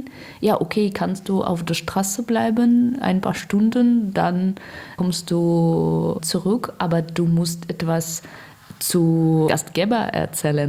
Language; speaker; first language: German; non-native, learner; Russian